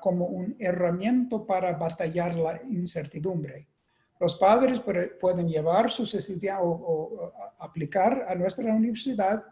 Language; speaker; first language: Spanish; non-native, fluent; English